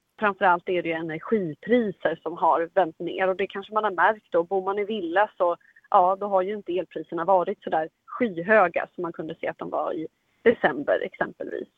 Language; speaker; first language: Swedish; native; Swedish